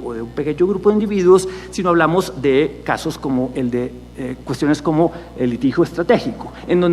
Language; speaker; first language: Spanish; native; Spanish